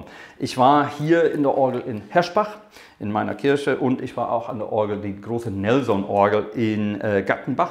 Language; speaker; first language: German; non-native, fluent; English